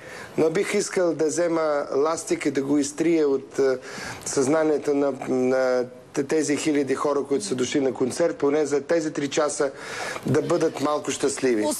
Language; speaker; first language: Bulgarian; early bilingual, heritage; Russian